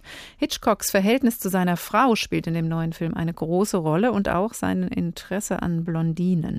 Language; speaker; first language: German; native; German